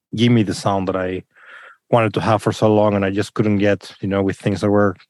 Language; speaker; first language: English; non-native, fluent; Spanish